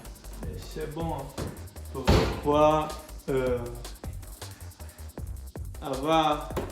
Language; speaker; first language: French; non-native, learner; English